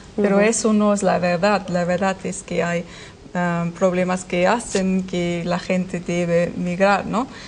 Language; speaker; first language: Spanish; non-native, fluent; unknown